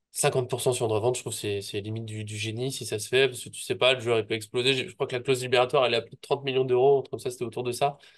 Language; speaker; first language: French; native; French